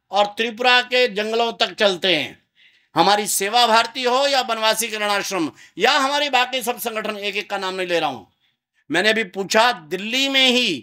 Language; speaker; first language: Hindi; native; Hindi